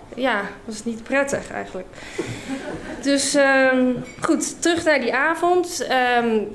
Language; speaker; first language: Dutch; non-native, fluent; English